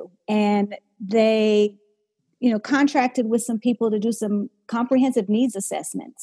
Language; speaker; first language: English; native; English